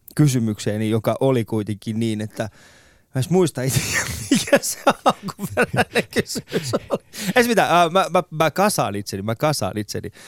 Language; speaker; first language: Finnish; non-native, fluent; Persian